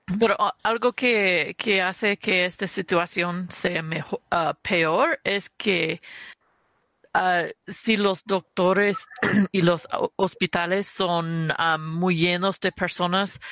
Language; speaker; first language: Spanish; early bilingual, heritage; Spanish